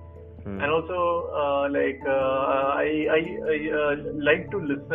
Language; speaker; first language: English; non-native, local second language; Malayalam